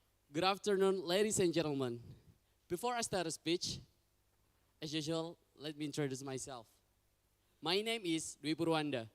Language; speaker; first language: English; non-native, fluent; Indonesian